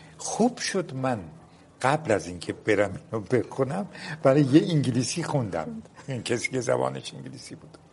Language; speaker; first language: Persian; non-native, local second language; Azerbaijani